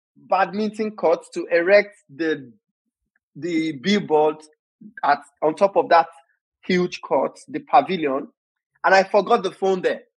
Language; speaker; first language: English; non-native, local second language; Yoruba